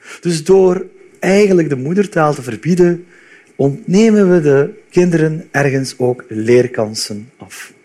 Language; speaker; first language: Dutch; early bilingual, other home language; Turkish